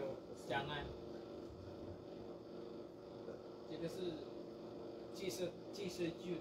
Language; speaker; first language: Chinese; non-native, learner; Indonesian